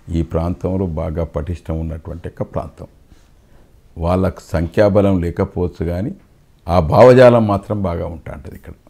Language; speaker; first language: Telugu; native; Telugu